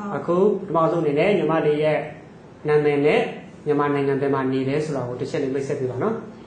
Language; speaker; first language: Burmese; native; Burmese